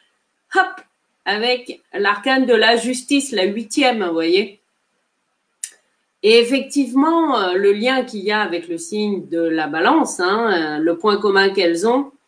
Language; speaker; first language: French; native; French